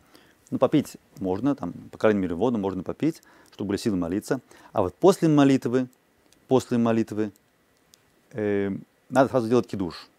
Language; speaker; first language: Russian; native; Russian